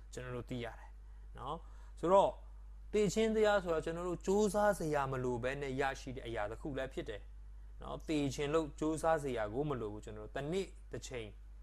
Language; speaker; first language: Burmese; non-native, local second language; Tedim Chin